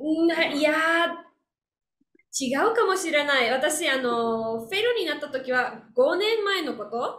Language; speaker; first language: Japanese; non-native, learner; Spanish